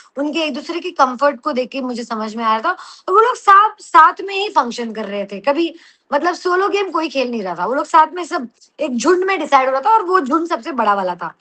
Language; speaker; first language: Hindi; non-native, local second language; Telugu